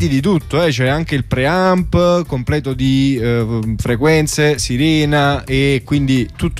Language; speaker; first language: Italian; native; Italian